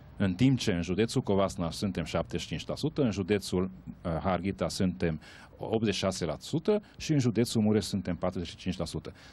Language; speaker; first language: Romanian; non-native, local second language; Hungarian